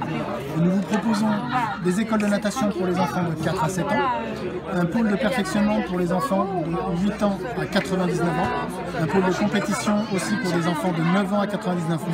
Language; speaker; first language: French; native; French